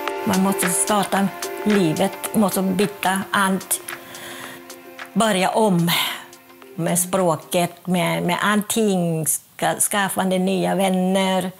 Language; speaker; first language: Swedish; non-native, fluent; Thai